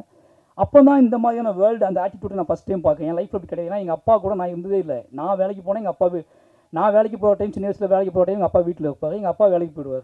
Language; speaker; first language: Tamil; native; Tamil